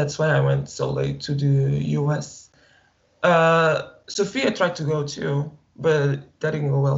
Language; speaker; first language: English; non-native, fluent; Portuguese